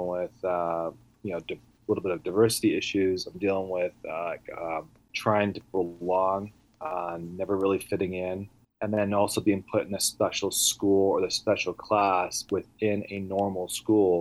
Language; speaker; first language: English; early bilingual, other home language; Italian